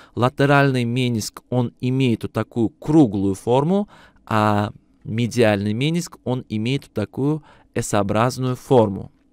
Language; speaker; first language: Russian; non-native, local second language; Uzbek